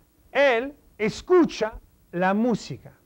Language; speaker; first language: Spanish; non-native, fluent; English